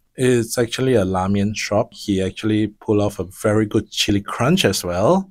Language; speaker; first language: English; non-native, local second language; Min Nan Chinese